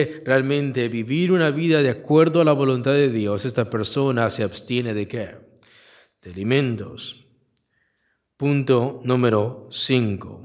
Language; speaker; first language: Spanish; native; Spanish